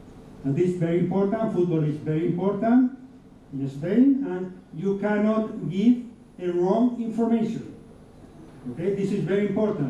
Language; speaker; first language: English; non-native, fluent; Spanish